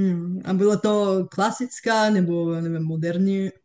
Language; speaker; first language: Czech; non-native, fluent; Bulgarian